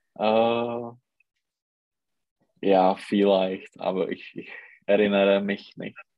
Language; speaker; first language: German; non-native, learner; Czech